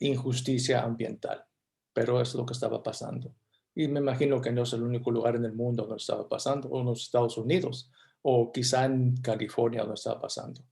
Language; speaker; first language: Spanish; early bilingual, heritage; Spanish